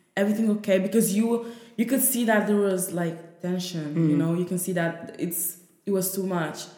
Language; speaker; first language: English; non-native, fluent; Italian